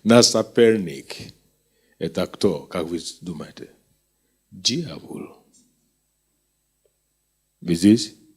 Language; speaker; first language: Russian; non-native, fluent; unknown